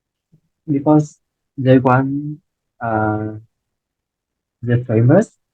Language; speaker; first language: English; non-native, learner; Vietnamese